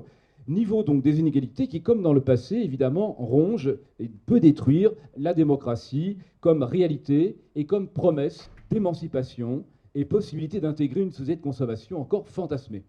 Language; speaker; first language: French; native; French